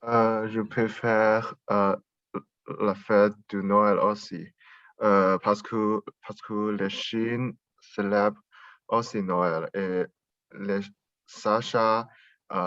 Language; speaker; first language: French; non-native, learner; Chinese